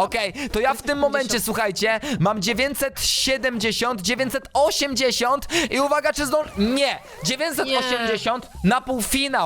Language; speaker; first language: Polish; native; Polish